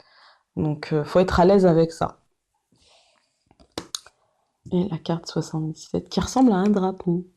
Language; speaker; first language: French; native; French